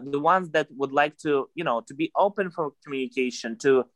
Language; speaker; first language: English; non-native, fluent; Russian